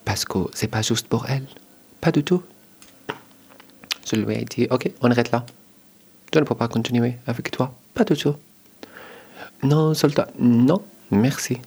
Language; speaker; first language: French; non-native, learner; Arabic